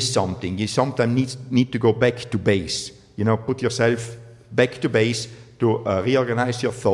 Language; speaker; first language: English; non-native, fluent; German